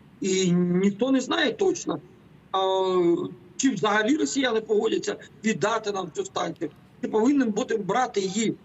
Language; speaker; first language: Ukrainian; native; Ukrainian